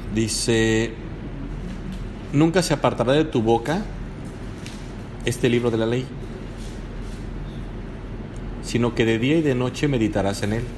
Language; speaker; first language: Spanish; native; Spanish